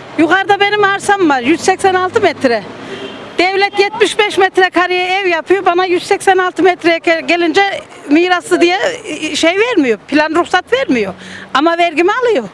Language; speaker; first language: Turkish; native; Turkish